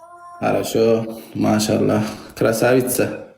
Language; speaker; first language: Russian; non-native, learner; Turkmen